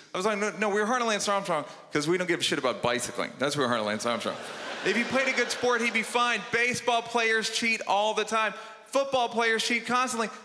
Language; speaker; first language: English; native; English